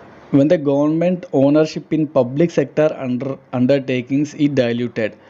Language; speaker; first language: English; non-native, local second language; Telugu